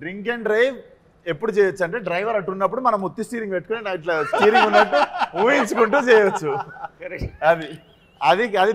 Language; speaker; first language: Telugu; native; Telugu